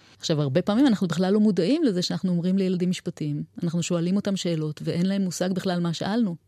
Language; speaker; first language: Hebrew; native; Hebrew